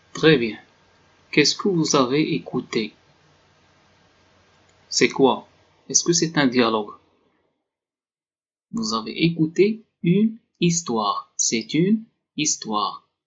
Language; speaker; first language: French; non-native, local second language; Arabic